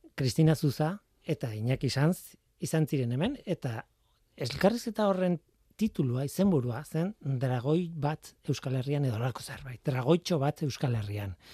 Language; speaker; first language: Basque; non-native, local second language; Spanish